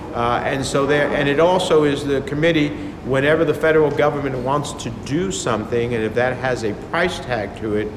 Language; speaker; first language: English; early bilingual, other home language; Spanish